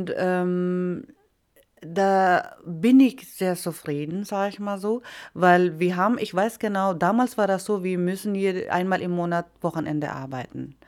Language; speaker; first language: German; non-native, fluent; Iloko